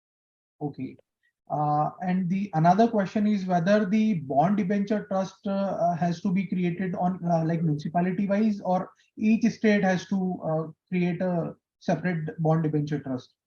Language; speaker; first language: English; non-native, local second language; Hindi